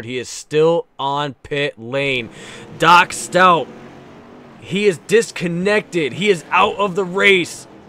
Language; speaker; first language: English; native; English